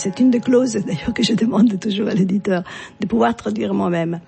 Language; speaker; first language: French; non-native, fluent; Italian